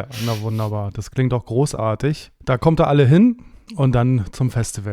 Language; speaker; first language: German; native; German